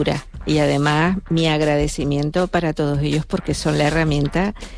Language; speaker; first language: Spanish; native; Spanish